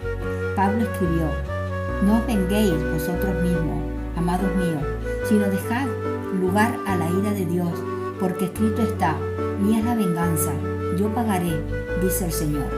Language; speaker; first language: Spanish; native; Spanish